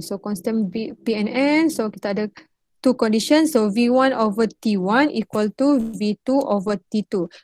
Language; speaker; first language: English; non-native, local second language; Malay